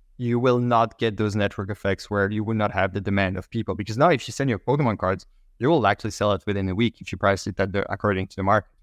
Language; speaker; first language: English; non-native, fluent; French